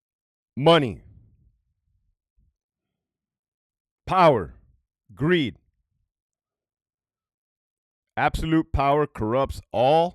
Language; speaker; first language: English; native; English